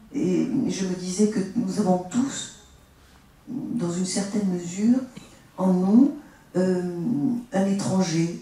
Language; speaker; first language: French; early bilingual, other home language; Spanish